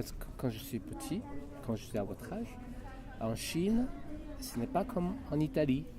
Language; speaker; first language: French; non-native, fluent; Chinese